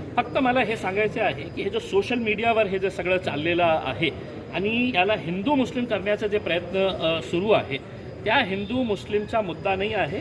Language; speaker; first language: Marathi; non-native, local second language; Urdu